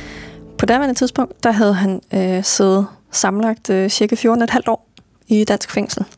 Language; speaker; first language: Danish; native; Danish